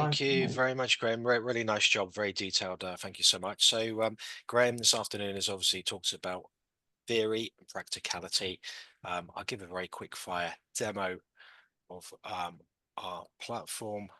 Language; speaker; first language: English; native; English